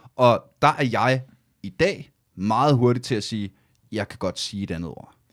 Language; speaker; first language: Danish; native; Danish